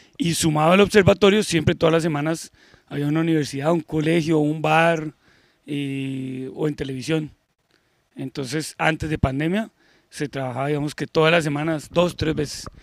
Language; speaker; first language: Spanish; native; Spanish